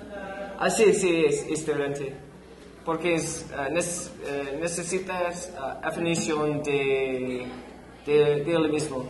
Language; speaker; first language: Spanish; non-native, learner; English